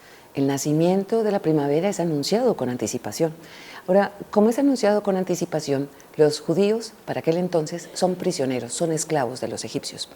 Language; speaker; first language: Spanish; native; Spanish